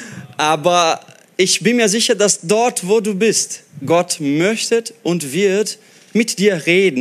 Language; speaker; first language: German; non-native, fluent; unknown